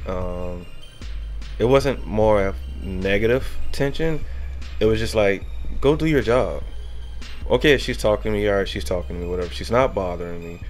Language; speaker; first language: English; native; English